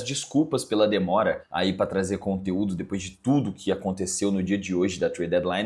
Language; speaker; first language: Portuguese; native; Portuguese